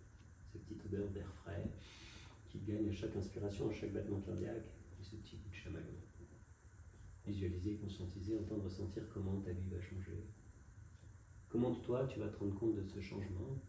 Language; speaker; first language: French; native; French